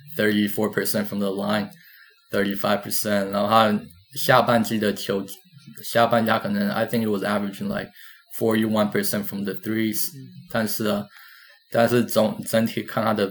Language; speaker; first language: English; non-native, fluent; Chinese